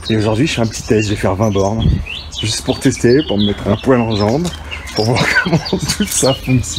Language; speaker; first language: French; native; French